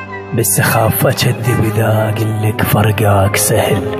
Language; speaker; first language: Arabic; native; Arabic